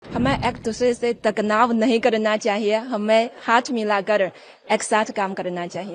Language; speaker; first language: Hindi; non-native, fluent; Chinese